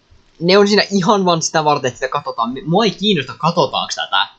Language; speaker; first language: Finnish; native; Finnish